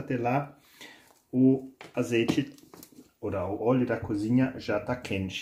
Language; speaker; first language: Portuguese; non-native, learner; German